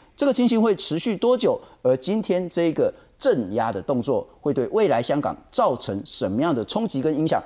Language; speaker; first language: Chinese; native; Chinese